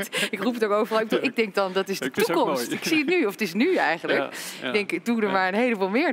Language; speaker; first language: Dutch; native; Dutch